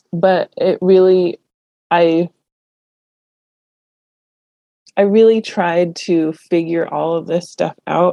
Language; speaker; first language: English; early bilingual, other home language; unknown